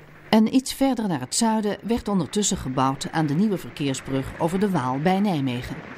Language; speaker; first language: Dutch; native; Dutch